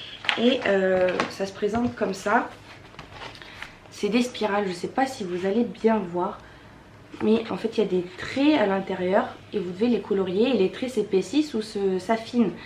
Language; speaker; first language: French; native; French